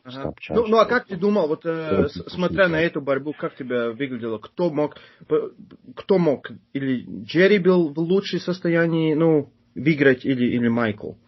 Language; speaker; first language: Russian; non-native, fluent; Turkish